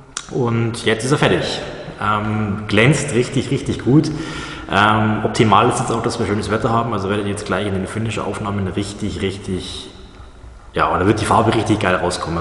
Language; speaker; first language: German; native; German